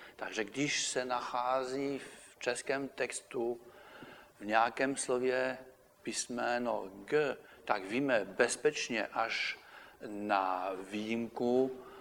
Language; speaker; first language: Czech; non-native, fluent; French